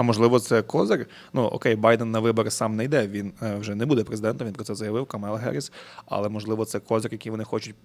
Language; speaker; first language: Ukrainian; native; Ukrainian